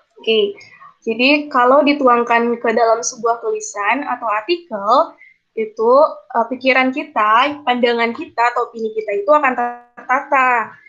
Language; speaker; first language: Indonesian; native; Indonesian